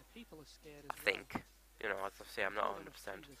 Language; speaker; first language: English; native; English